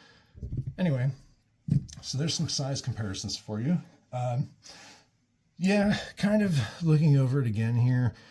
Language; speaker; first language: English; native; English